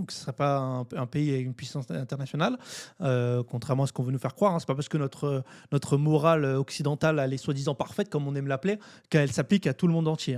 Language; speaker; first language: French; native; French